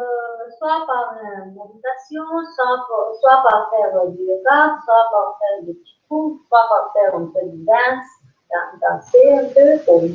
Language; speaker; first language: French; non-native, learner; English